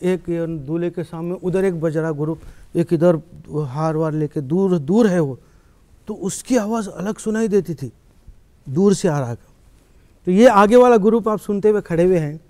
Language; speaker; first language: Hindi; native; Hindi